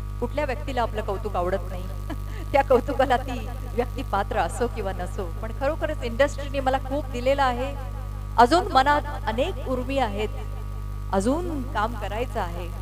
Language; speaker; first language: Marathi; non-native, local second language; Konkani